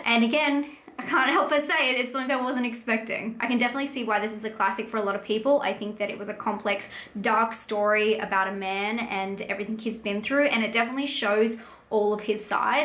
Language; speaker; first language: English; native; English